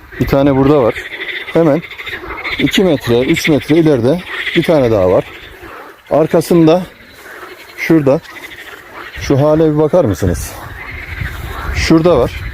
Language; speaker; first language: Turkish; native; Turkish